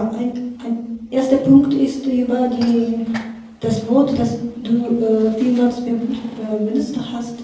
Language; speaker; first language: German; non-native, learner; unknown